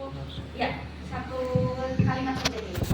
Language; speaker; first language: Indonesian; native; Indonesian